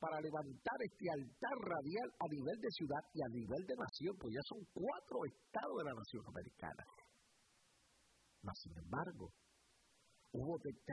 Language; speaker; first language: Spanish; early bilingual, heritage; Spanish